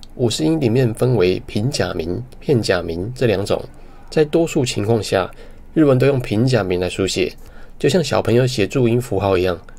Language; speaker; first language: Chinese; native; Chinese